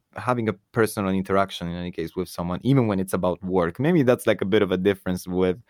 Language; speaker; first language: English; non-native, fluent; Italian